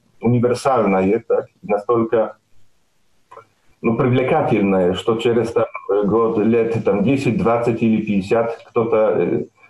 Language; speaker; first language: Russian; non-native, fluent; Belarusian